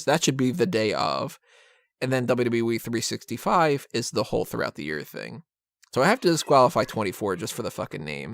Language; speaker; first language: English; native; English